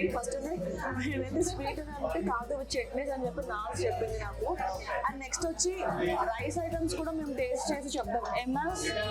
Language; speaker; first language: Telugu; native; Telugu